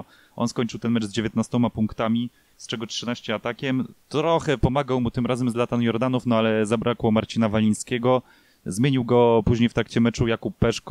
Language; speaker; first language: Polish; native; Polish